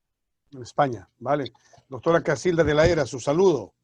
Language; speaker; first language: Spanish; native; Spanish